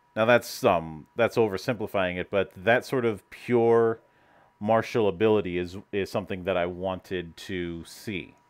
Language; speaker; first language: English; native; English